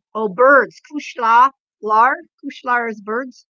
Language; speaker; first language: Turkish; non-native, learner; English